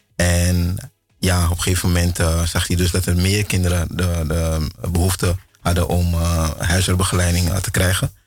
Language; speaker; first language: Dutch; early bilingual, other home language; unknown